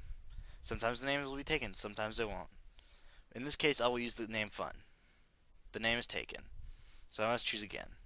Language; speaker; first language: English; native; English